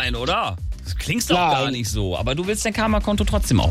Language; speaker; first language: German; native; German